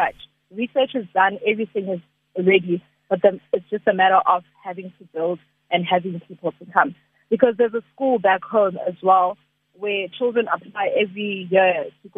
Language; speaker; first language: English; non-native, local second language; Zulu